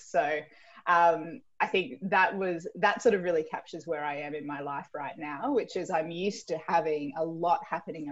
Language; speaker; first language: English; native; English